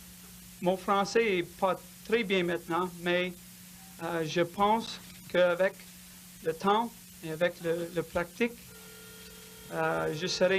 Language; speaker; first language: French; non-native, learner; English